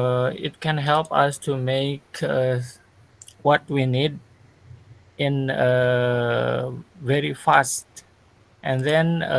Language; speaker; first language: English; non-native, learner; Sundanese